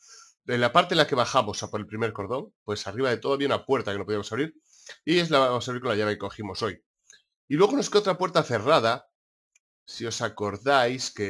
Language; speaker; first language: Spanish; native; Spanish